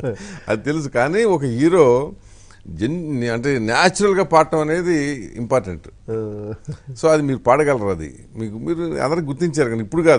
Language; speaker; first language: Telugu; native; Telugu